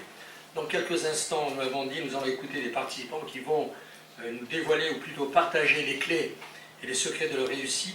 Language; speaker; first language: French; native; French